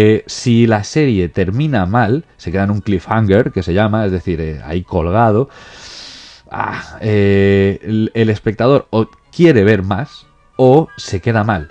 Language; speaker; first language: Spanish; native; Spanish